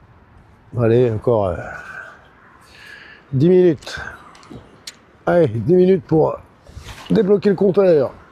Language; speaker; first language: French; native; French